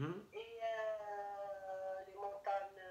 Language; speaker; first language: French; non-native, learner; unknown